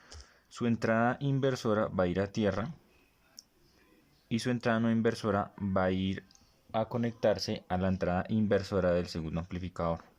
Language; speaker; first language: Spanish; native; Spanish